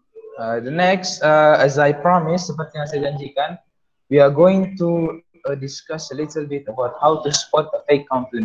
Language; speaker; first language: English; non-native, fluent; Indonesian